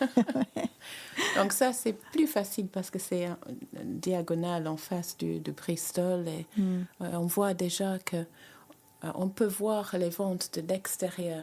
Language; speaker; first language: French; native; French